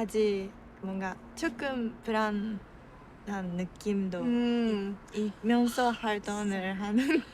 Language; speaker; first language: Korean; non-native, fluent; Japanese